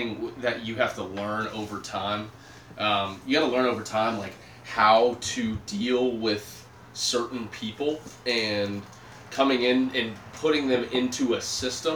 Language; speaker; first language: English; native; English